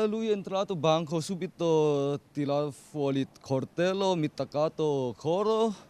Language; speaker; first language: Italian; non-native, learner; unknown